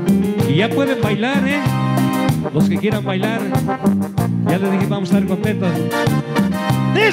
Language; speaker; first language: Spanish; native; Spanish